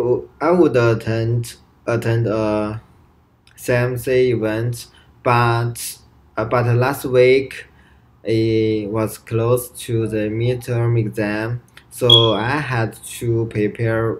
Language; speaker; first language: English; non-native, learner; Chinese